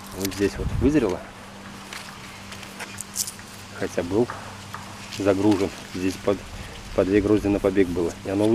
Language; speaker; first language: Russian; native; Russian